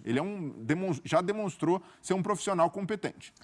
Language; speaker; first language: Portuguese; native; Portuguese